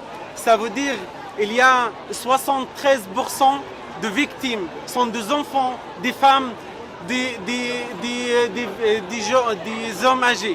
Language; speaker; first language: French; non-native, fluent; Arabic